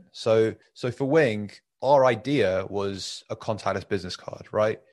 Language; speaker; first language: English; early bilingual, other home language; Persian